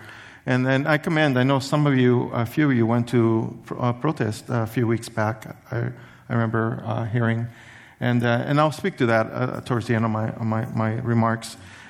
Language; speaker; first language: English; early bilingual, other home language; Spanish